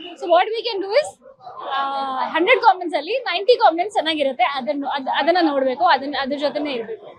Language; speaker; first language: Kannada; non-native, learner; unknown